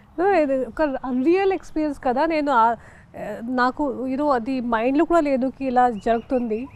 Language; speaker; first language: Telugu; non-native, fluent; Hindi